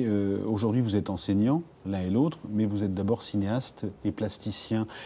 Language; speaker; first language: French; native; French